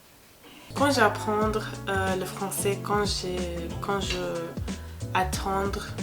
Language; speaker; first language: French; non-native, learner; English